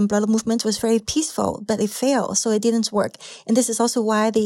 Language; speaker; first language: English; non-native, local second language; Cantonese